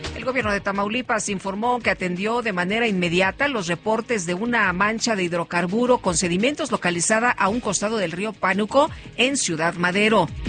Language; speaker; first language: Spanish; native; Spanish